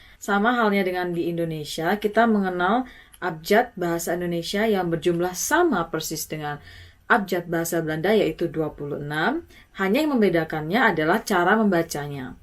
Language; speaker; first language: Indonesian; native; Indonesian